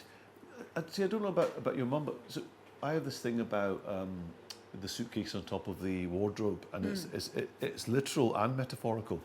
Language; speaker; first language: English; early bilingual, other home language; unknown